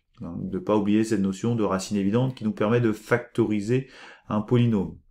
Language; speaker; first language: French; native; French